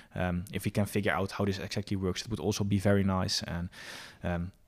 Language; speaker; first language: English; non-native, fluent; Dutch